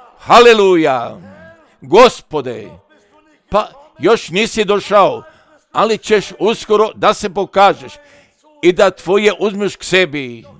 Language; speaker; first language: Croatian; early bilingual, heritage; Croatian